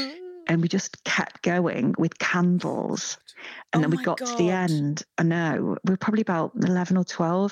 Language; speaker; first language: English; native; English